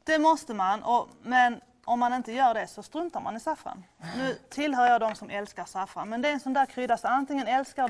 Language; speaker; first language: Swedish; native; Swedish